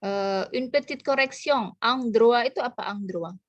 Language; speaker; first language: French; non-native, fluent; Indonesian